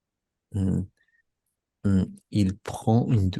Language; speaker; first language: French; non-native, learner; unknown